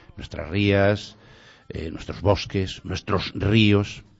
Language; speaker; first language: Spanish; non-native, local second language; Galician